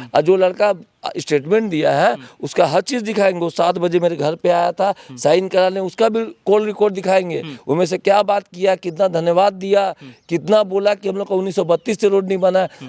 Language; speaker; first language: Hindi; native; Hindi